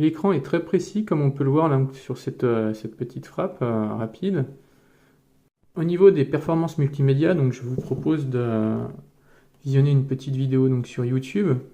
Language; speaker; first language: French; native; French